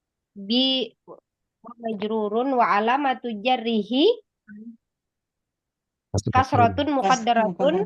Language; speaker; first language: Arabic; non-native, learner; Indonesian